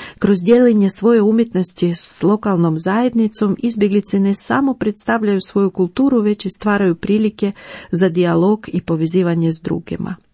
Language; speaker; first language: Croatian; non-native, fluent; Ukrainian